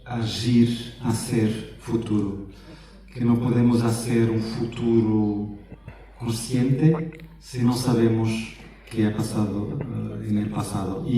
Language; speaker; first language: Spanish; non-native, fluent; Portuguese